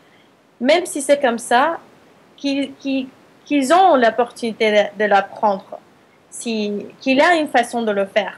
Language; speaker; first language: French; non-native, fluent; Spanish